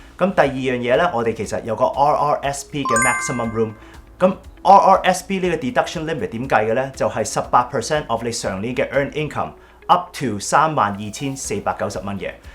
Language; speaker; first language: Cantonese; early bilingual, heritage; Cantonese